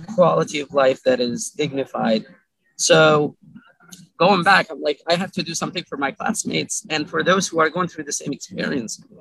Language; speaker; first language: English; early bilingual, other home language; Arabic